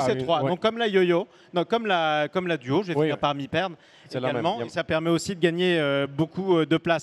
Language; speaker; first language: French; native; French